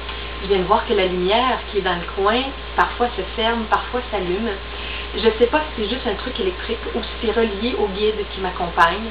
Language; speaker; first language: French; native; French